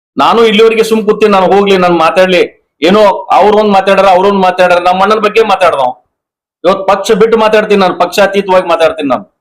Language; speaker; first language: Kannada; native; Kannada